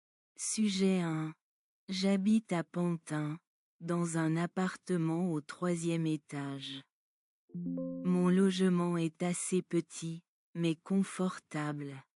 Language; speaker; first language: French; non-native, learner; Bangla